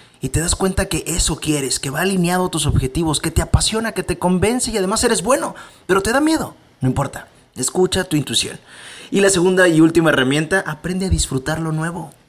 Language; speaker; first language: Spanish; native; Spanish